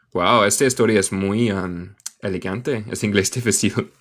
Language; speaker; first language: Spanish; non-native, learner; English